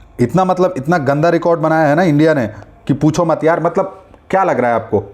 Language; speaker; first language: Hindi; native; Hindi